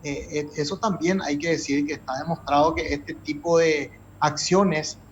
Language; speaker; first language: Spanish; native; Spanish